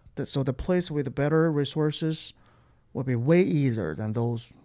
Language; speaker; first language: English; non-native, fluent; Chinese